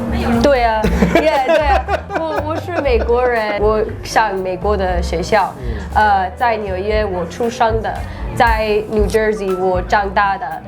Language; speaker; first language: Chinese; early bilingual, heritage; English